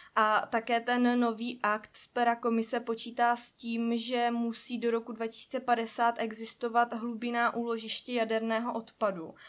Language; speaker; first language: Czech; native; Czech